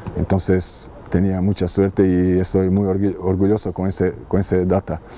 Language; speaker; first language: Spanish; non-native, learner; Serbian